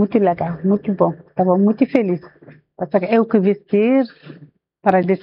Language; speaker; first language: Portuguese; non-native, learner; Wolof